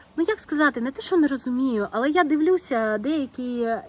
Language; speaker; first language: Ukrainian; non-native, local second language; Russian